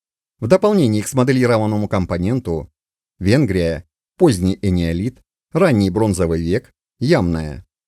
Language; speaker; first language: Russian; native; Russian